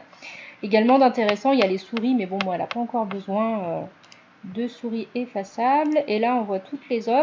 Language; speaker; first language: French; native; French